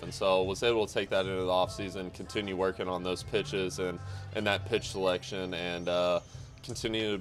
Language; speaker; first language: English; native; English